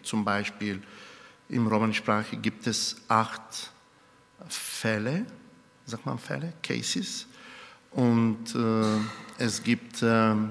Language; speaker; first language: German; non-native, fluent; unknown